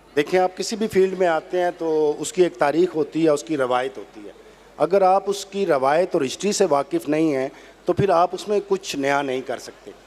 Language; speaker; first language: Urdu; non-native, local second language; Pahari-Potwari